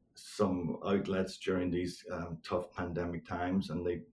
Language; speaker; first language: English; native; English